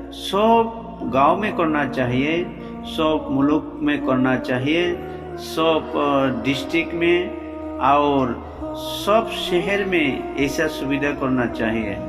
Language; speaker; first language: Hindi; non-native, local second language; Bangla